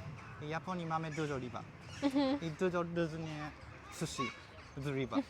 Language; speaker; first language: Polish; non-native, learner; Japanese